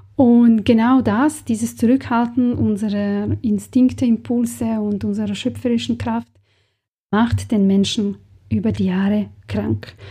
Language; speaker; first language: German; non-native, fluent; Serbian